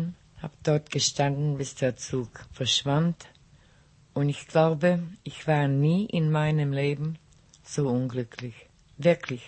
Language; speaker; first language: German; non-native, local second language; Czech